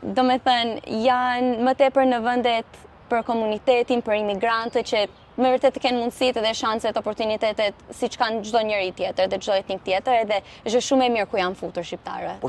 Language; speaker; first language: Albanian; early bilingual, heritage; Albanian